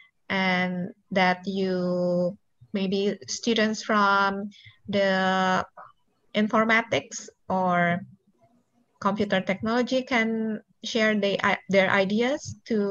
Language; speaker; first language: English; non-native, local second language; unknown